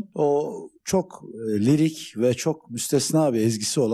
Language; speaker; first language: Turkish; native; Turkish